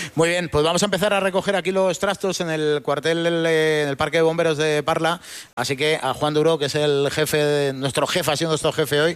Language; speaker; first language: Spanish; native; Spanish